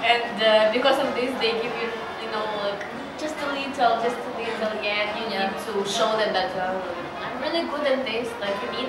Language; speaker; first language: English; non-native, learner; Russian